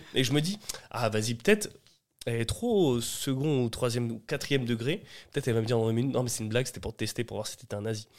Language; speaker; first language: French; early bilingual, other home language; Portuguese